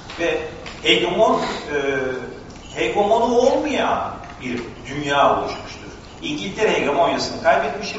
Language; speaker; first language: Turkish; native; Turkish